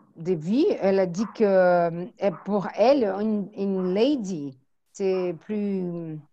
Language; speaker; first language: French; non-native, fluent; Portuguese